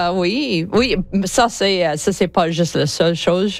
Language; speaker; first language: French; non-native, learner; English